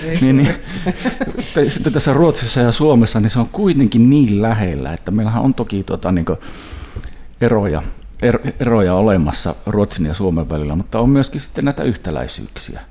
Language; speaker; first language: Finnish; early bilingual, heritage; Finnish